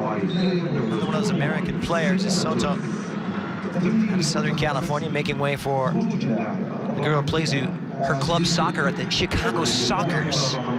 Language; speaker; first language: English; native; English